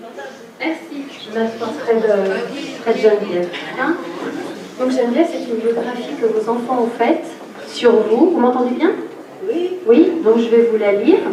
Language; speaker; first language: French; native; French